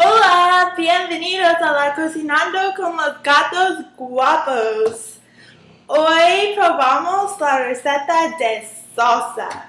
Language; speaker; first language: Spanish; non-native, learner; English